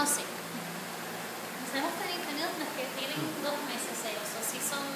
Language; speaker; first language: Spanish; early bilingual, heritage; Spanish